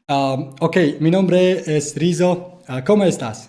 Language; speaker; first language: Spanish; non-native, learner; Tajik